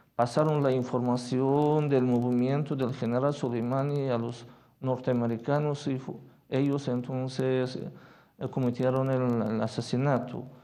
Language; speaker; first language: Spanish; non-native, fluent; Persian